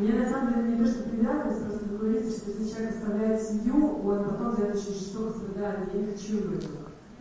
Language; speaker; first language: Russian; native; Russian